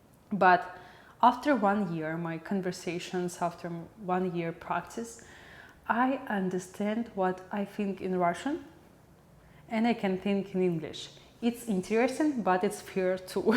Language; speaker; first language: English; non-native, learner; Russian